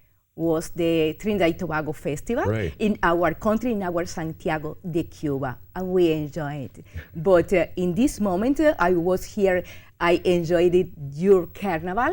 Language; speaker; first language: English; non-native, learner; Spanish